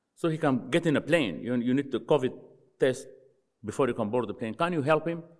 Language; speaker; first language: English; non-native, fluent; Arabic